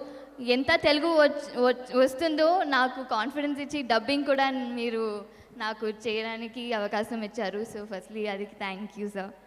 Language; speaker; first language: Telugu; non-native, local second language; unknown